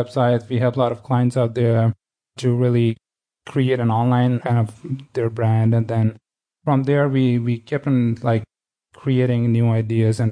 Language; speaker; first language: English; non-native, local second language; Urdu